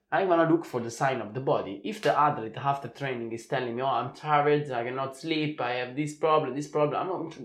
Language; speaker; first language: English; non-native, fluent; Italian